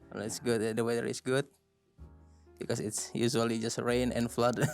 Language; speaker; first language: English; non-native, learner; Indonesian